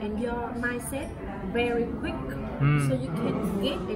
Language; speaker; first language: English; non-native, learner; Vietnamese